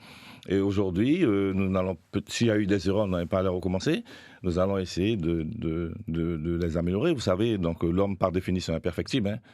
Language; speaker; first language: French; native; French